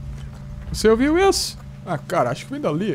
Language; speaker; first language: Portuguese; native; Portuguese